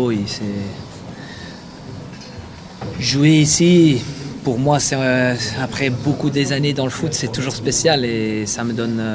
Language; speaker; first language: French; non-native, fluent; Dutch